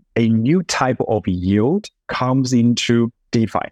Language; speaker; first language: English; non-native, fluent; Chinese